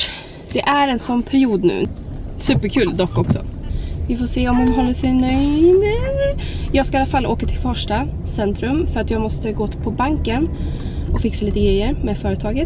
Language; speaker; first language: Swedish; native; Swedish